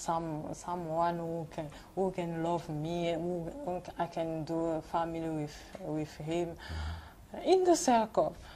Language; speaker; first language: English; non-native, learner; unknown